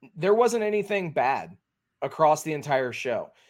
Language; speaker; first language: English; native; English